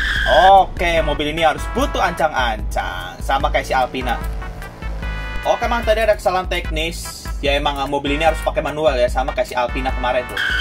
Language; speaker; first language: Indonesian; native; Indonesian